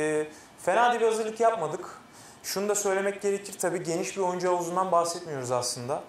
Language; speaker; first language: Turkish; native; Turkish